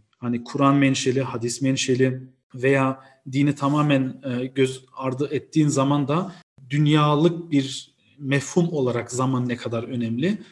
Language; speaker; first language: Turkish; early bilingual, heritage; Turkish